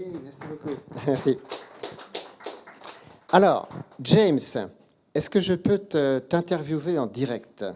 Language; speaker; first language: French; native; French